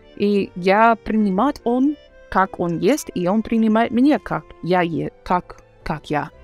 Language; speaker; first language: Russian; non-native, learner; English